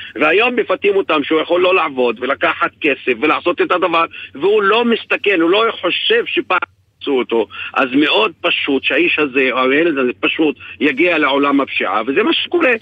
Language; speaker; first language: Hebrew; non-native, local second language; Arabic